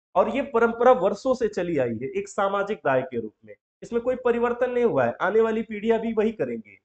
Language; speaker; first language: Hindi; native; Hindi